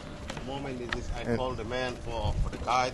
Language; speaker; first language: English; non-native, learner; Indonesian